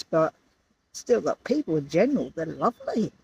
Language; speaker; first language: English; native; English